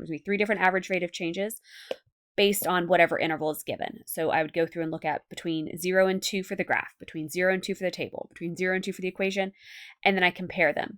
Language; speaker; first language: English; native; English